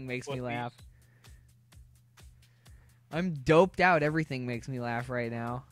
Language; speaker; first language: English; native; English